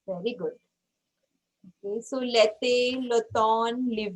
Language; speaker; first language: French; non-native, fluent; Hindi